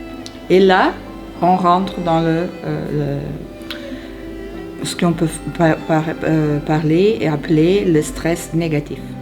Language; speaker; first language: French; non-native, fluent; Portuguese